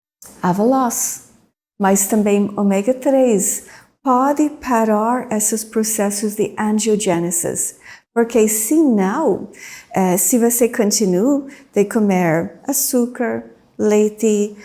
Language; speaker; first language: Portuguese; non-native, fluent; English